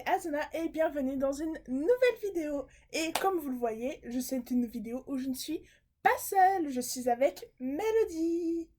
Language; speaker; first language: French; native; French